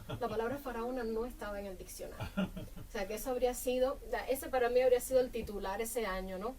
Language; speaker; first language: Spanish; native; Spanish